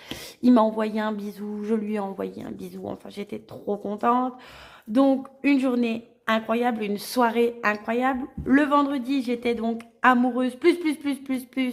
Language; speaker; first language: French; native; French